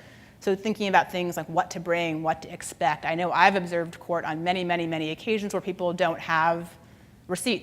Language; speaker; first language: English; native; English